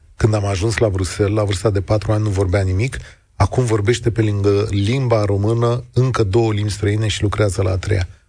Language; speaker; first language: Romanian; native; Romanian